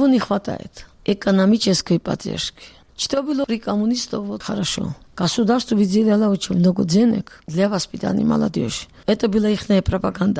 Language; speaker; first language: Russian; non-native, local second language; Georgian